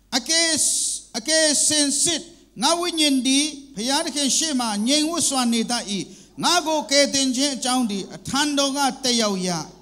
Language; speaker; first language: Burmese; non-native, local second language; Kachin